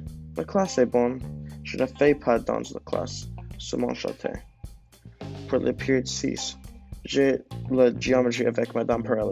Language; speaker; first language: French; non-native, learner; English